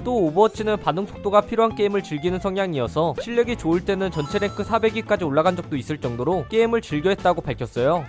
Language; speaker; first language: Korean; native; Korean